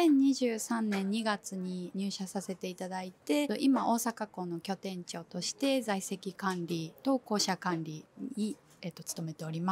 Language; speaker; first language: Japanese; native; Japanese